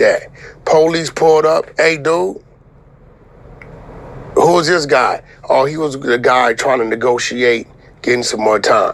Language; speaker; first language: English; native; English